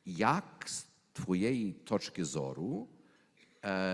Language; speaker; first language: Ukrainian; early bilingual, heritage; Ukrainian